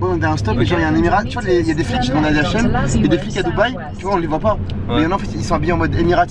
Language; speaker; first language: French; native; French